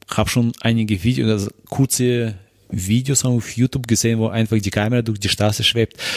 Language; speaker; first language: German; non-native, fluent; Russian